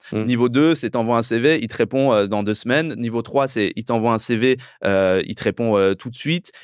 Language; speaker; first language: French; early bilingual, other home language; Persian